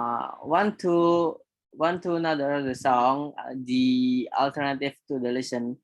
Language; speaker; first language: English; non-native, learner; Indonesian